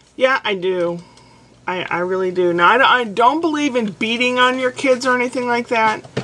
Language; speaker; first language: English; native; English